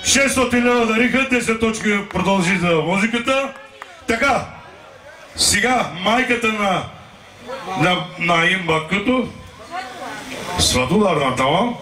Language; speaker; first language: Bulgarian; non-native, local second language; Turkish